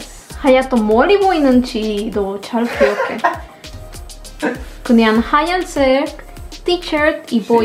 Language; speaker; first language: Korean; non-native, learner; Spanish